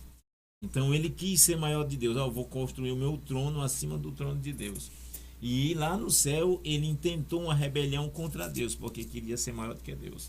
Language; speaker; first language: Portuguese; native; Portuguese